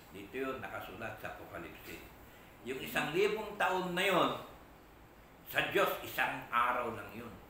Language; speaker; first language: Filipino; non-native, local second language; Iloko